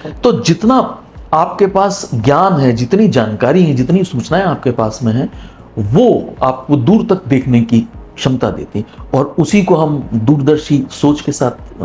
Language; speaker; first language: Hindi; non-native, local second language; Punjabi